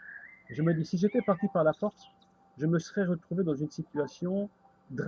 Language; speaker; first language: French; native; French